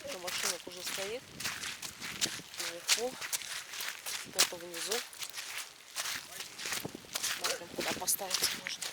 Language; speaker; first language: Russian; native; Russian